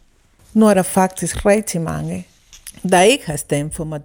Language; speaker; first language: Danish; non-native, fluent; Spanish